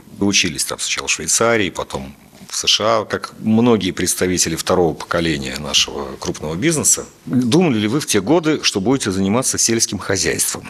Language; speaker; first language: Russian; native; Russian